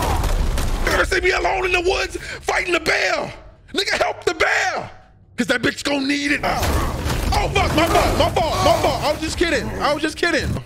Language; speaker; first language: English; native; English